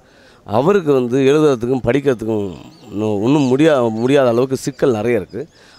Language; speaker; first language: Tamil; native; Tamil